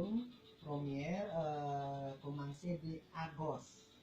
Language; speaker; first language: French; non-native, learner; Indonesian